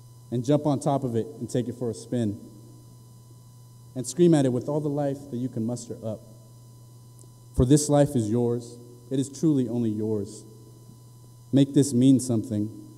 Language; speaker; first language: English; early bilingual, other home language; Spanish